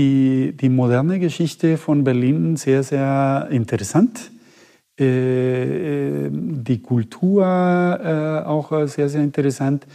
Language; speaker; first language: German; non-native, fluent; Spanish